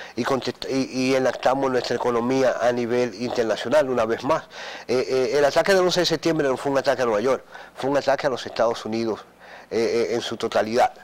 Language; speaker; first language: Spanish; early bilingual, heritage; Spanish